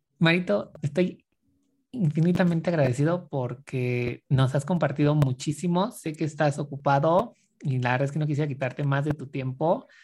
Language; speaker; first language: Spanish; native; Spanish